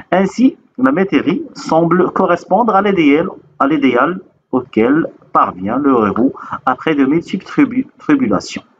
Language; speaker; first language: French; non-native, local second language; Arabic